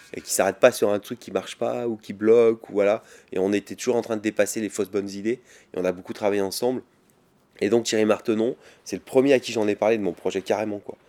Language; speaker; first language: French; native; French